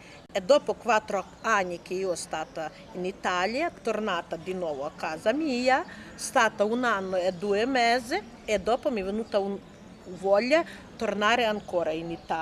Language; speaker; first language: Italian; non-native, learner; Ukrainian